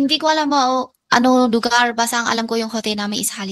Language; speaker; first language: Filipino; non-native, learner; Chinese